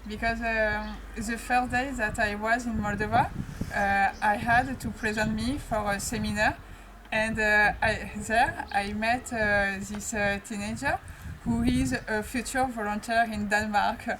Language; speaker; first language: English; non-native, learner; French